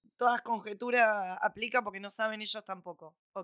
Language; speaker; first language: Spanish; native; Spanish